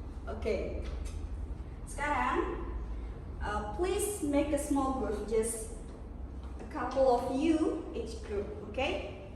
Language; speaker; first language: English; non-native, fluent; Indonesian